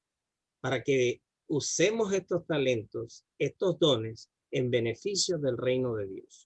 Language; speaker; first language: Spanish; native; Spanish